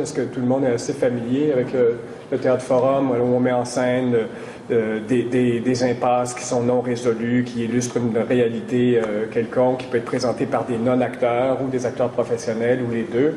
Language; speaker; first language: French; native; French